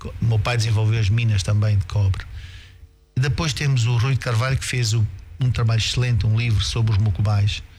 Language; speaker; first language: Portuguese; native; Portuguese